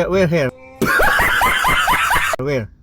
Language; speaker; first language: English; non-native, learner; Nepali